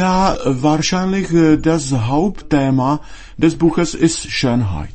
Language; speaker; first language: German; non-native, fluent; Czech